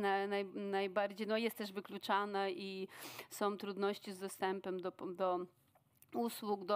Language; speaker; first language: Polish; non-native, fluent; Ukrainian